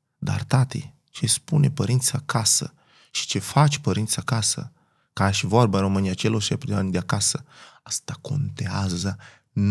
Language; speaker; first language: Romanian; non-native, fluent; Portuguese